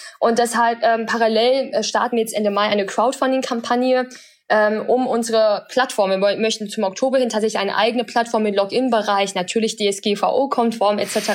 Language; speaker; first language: German; early bilingual, other home language; Chinese